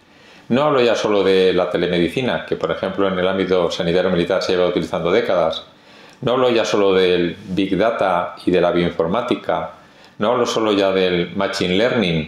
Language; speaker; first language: Spanish; native; Spanish